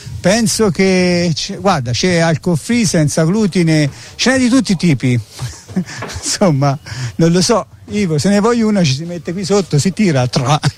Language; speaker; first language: Italian; native; Italian